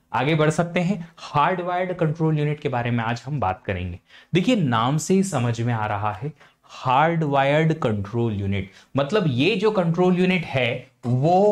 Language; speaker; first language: Hindi; native; Hindi